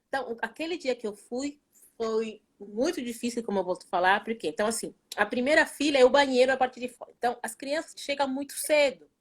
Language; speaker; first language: Portuguese; non-native, fluent; Spanish